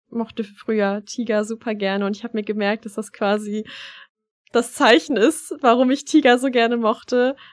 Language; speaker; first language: German; early bilingual, other home language; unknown